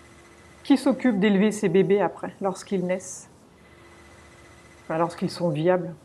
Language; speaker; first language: French; native; French